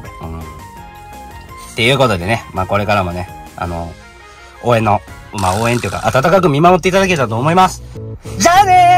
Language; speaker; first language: Japanese; native; Japanese